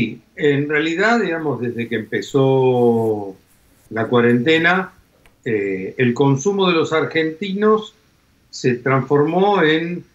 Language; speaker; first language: Spanish; native; Spanish